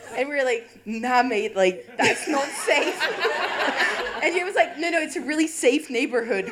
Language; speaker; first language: English; non-native, fluent; French